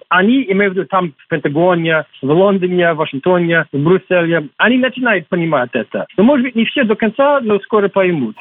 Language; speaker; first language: Russian; non-native, fluent; English